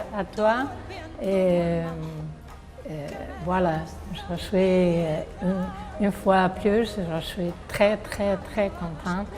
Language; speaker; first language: French; non-native, learner; Spanish